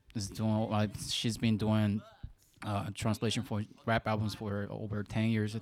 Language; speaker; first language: English; non-native, fluent; Japanese